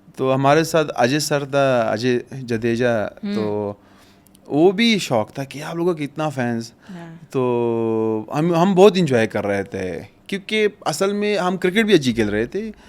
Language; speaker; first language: Urdu; non-native, fluent; Pashto